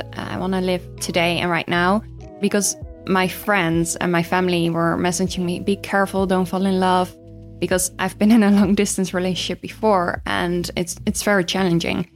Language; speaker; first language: English; non-native, fluent; Dutch